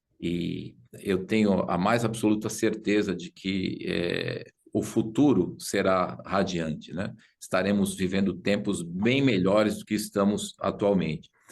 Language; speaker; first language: Portuguese; native; Portuguese